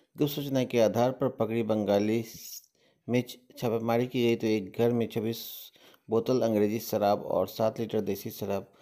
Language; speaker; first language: Hindi; native; Hindi